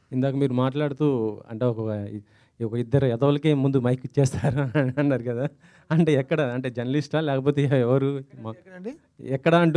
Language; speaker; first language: Telugu; native; Telugu